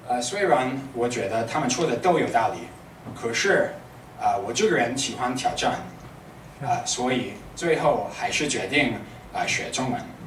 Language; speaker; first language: Chinese; non-native, fluent; English